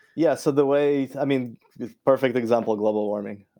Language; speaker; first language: English; early bilingual, other home language; Romanian